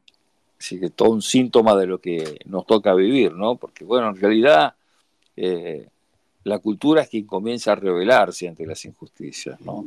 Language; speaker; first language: Spanish; native; Spanish